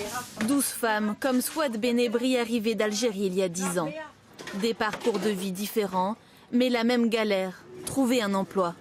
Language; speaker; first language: French; native; French